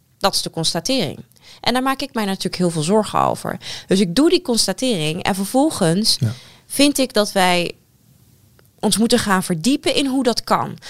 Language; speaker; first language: Dutch; native; Dutch